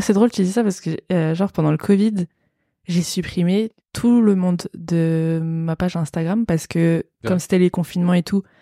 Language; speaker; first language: French; native; French